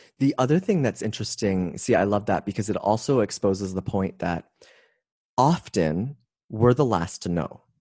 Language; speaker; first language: English; native; English